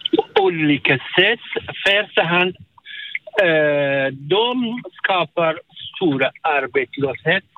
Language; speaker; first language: Swedish; non-native, learner; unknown